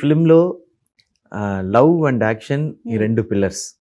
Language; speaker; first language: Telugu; non-native, learner; Tamil